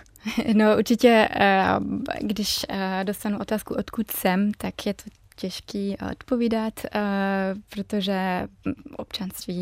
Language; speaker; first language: Czech; early bilingual, heritage; German